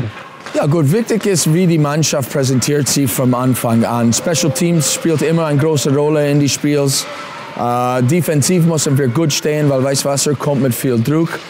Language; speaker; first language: German; non-native, learner; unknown